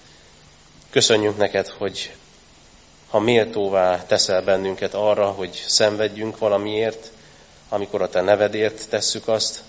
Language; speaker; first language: Hungarian; native; Hungarian